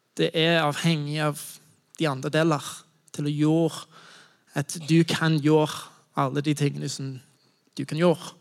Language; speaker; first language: Norwegian; non-native, fluent; English